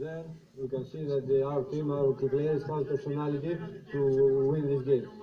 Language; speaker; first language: English; non-native, fluent; Greek